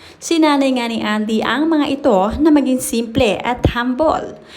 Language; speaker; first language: Filipino; native; Filipino